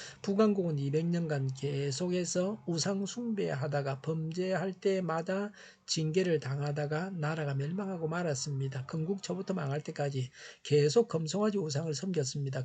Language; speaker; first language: Korean; native; Korean